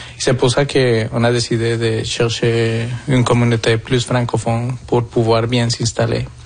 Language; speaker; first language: French; non-native, fluent; Spanish